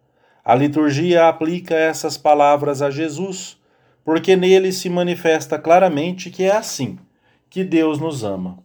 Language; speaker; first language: Portuguese; native; Portuguese